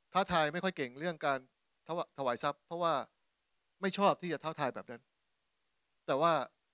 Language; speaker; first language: Thai; native; Thai